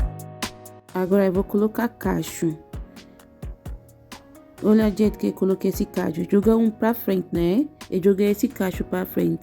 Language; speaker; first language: Portuguese; non-native, learner; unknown